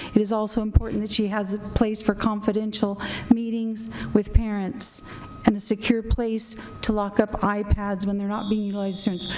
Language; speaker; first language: English; native; English